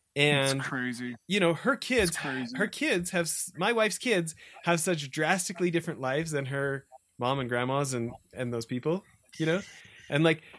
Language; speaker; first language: English; native; English